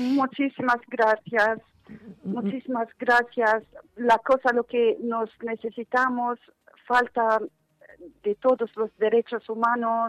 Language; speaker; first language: Spanish; non-native, fluent; Arabic